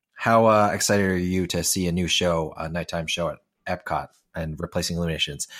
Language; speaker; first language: English; non-native, local second language; Cantonese